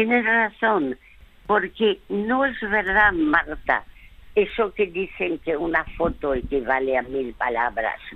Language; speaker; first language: Spanish; early bilingual, other home language; French